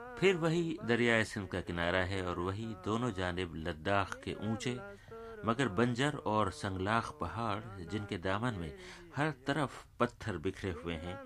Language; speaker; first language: Urdu; native; Urdu